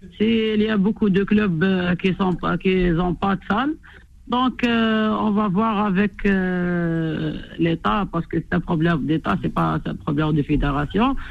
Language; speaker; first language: French; non-native, local second language; Arabic